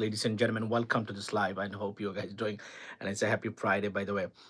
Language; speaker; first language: English; non-native, local second language; Bangla